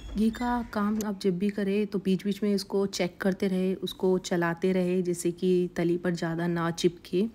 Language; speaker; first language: Hindi; native; Hindi